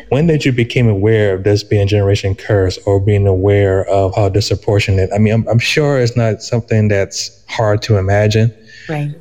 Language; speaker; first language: English; native; English